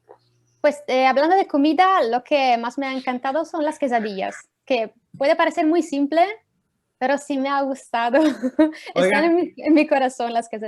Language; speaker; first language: Spanish; non-native, fluent; Italian